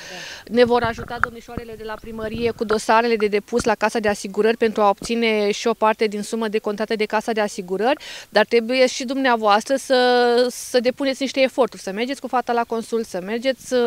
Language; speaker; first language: Romanian; native; Romanian